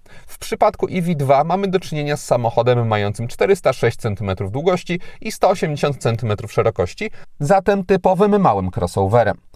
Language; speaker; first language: Polish; native; Polish